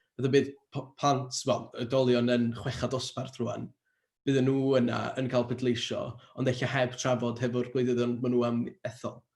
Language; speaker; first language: Welsh; native; Welsh